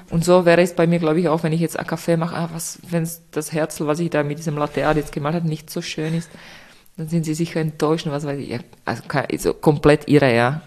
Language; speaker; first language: German; non-native, fluent; Czech